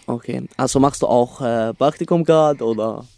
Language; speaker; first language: German; non-native, learner; Arabic